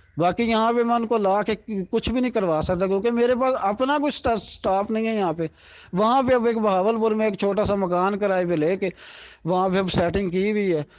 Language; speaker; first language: Urdu; non-native, local second language; Punjabi